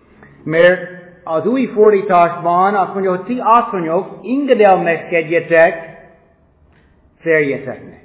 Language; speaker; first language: Hungarian; non-native, fluent; English